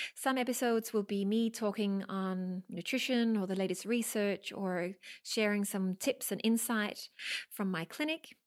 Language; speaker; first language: English; non-native, fluent; Danish